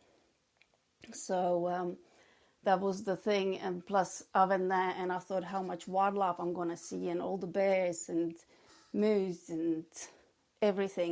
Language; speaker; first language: English; non-native, fluent; Czech